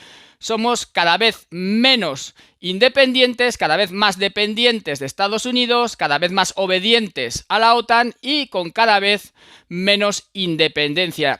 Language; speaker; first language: Spanish; native; Spanish